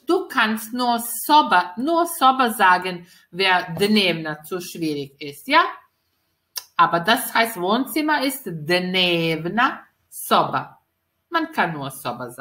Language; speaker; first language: German; non-native, fluent; Serbian